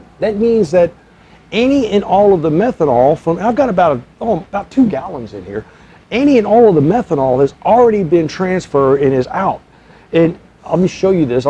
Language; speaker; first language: English; native; English